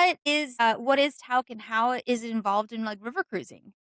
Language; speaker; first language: English; native; English